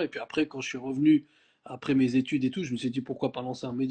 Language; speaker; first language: French; native; French